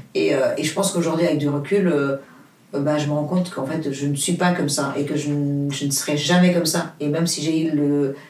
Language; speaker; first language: French; non-native, fluent; Portuguese